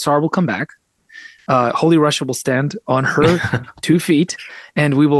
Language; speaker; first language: English; early bilingual, other home language; Russian